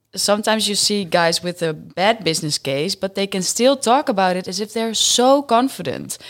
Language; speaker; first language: English; non-native, fluent; Dutch